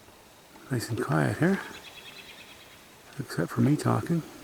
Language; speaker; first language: English; native; English